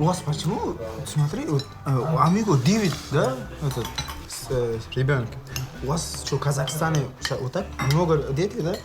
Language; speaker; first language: Russian; non-native, learner; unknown